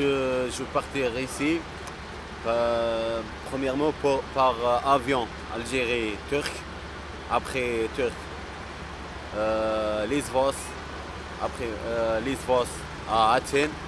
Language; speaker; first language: French; non-native, local second language; Arabic